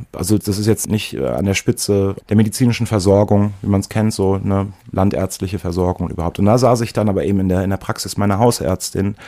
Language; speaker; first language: German; native; German